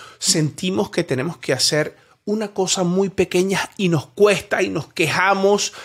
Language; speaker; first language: Spanish; native; Spanish